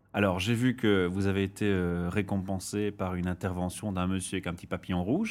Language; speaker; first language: French; native; French